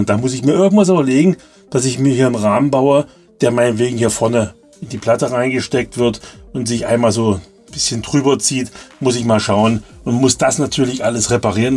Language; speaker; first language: German; native; German